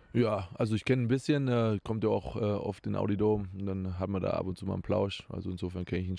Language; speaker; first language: German; native; German